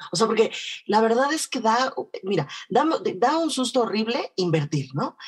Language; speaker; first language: Spanish; native; Spanish